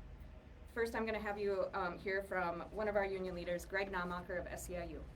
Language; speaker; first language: English; native; English